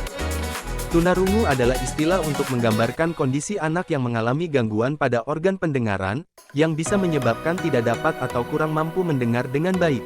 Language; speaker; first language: Indonesian; native; Indonesian